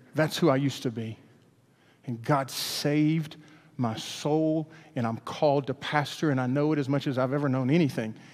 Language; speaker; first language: English; native; English